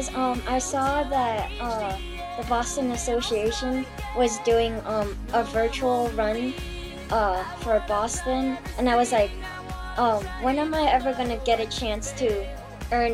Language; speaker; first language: English; early bilingual, other home language; Chinese